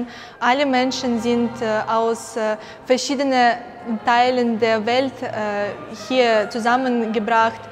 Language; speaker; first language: German; non-native, fluent; Ukrainian